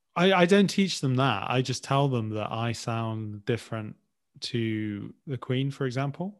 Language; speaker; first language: English; native; English